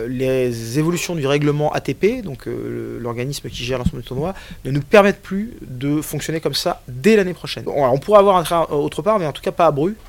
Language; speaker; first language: French; native; French